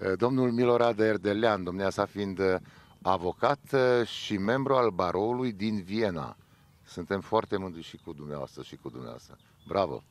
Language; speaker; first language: Romanian; non-native, local second language; Hungarian